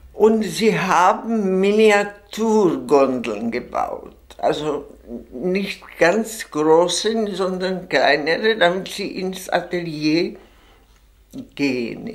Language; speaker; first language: German; non-native, fluent; Czech